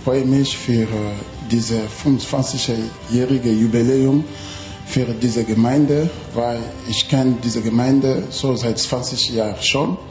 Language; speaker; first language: German; non-native, fluent; Romanian